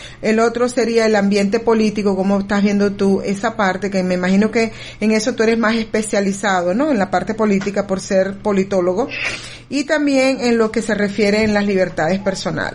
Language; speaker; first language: Spanish; native; Spanish